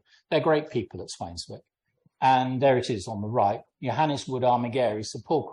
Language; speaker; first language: English; native; English